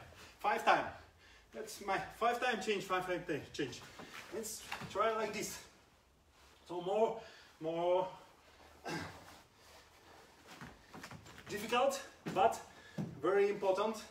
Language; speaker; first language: English; non-native, learner; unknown